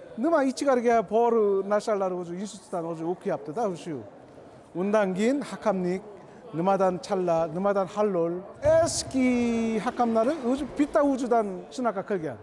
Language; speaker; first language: Uzbek; non-native, learner; Korean